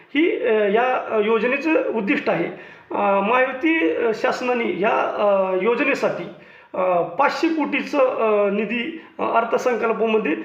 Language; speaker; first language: Marathi; non-native, local second language; Lambadi